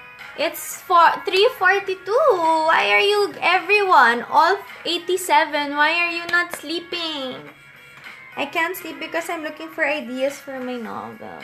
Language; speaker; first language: English; non-native, local second language; Filipino